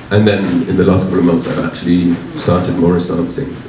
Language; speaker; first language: English; native; English